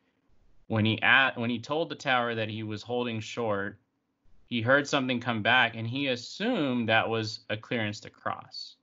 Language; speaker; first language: English; native; English